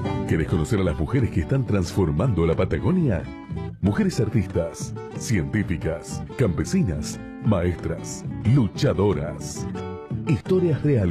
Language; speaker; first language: Spanish; native; Spanish